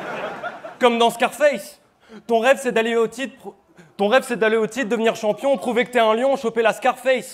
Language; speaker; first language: French; native; French